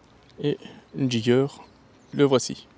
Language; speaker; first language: French; native; French